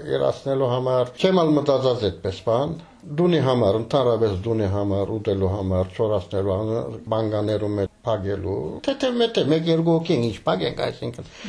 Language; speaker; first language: Armenian; early bilingual, heritage; Armenian